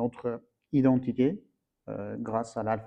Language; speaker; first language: French; non-native, fluent; Armenian